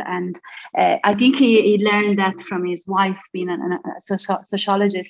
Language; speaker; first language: English; non-native, fluent; Italian